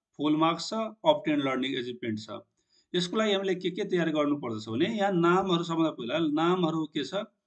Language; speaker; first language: Nepali; non-native, local second language; Maithili